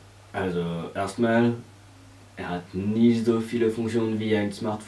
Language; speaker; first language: German; non-native, learner; French